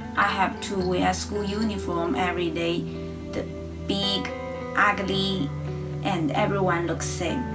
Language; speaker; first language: English; non-native, learner; Chinese